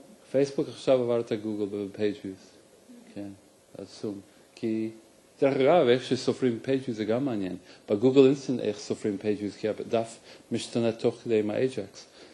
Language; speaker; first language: Hebrew; non-native, fluent; English